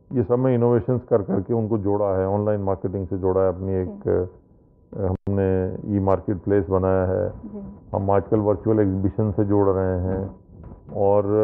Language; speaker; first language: Hindi; native; Hindi